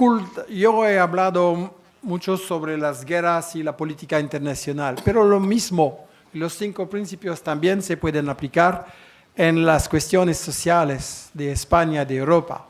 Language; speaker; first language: Spanish; non-native, fluent; French